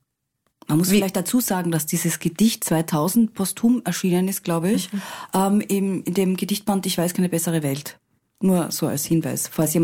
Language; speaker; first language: German; native; German